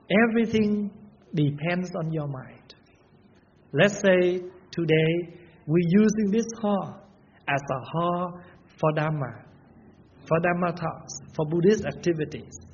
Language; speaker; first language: English; non-native, learner; Vietnamese